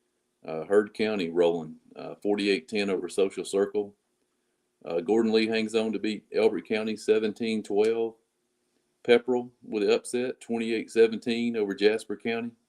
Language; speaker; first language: English; native; English